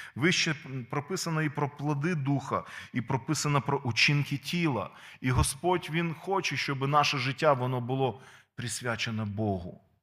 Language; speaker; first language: Ukrainian; non-native, local second language; Russian